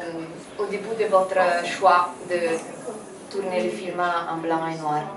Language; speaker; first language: French; non-native, fluent; Italian